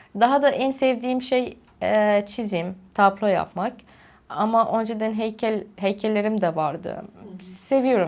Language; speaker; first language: Turkish; non-native, fluent; Arabic